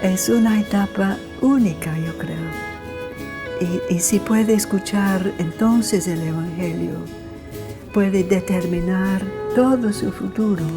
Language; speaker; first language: Spanish; non-native, fluent; English